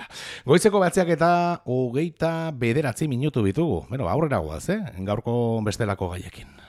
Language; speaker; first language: Basque; native; Basque